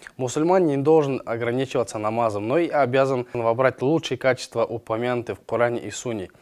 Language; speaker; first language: Russian; non-native, local second language; Kazakh